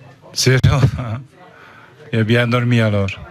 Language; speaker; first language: French; non-native, fluent; Dutch